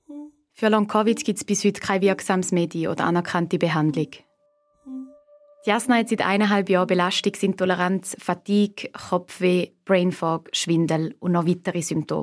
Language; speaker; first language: German; native; German